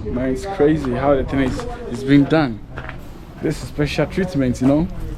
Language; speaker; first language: English; native; English